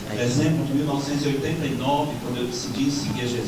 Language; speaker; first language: Portuguese; native; Portuguese